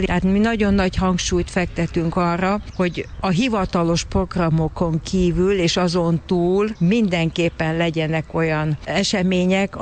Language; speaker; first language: Hungarian; native; Hungarian